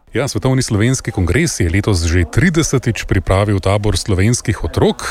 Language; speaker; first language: Slovenian; native; Slovenian